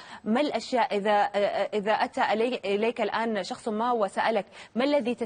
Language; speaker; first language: Arabic; native; Arabic